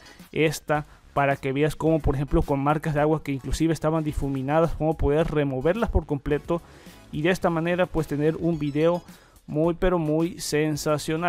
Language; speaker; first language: Spanish; native; Spanish